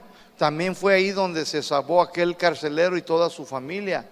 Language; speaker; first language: Spanish; native; Spanish